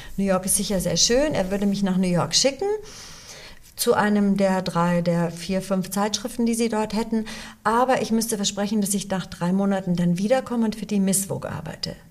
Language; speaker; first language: German; early bilingual, other home language; English